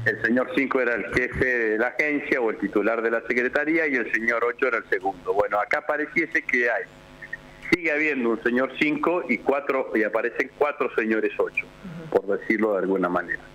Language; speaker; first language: Spanish; native; Spanish